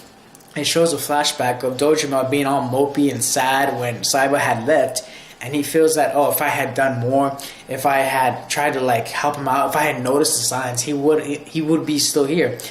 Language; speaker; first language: English; native; English